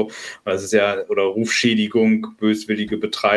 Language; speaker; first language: German; native; German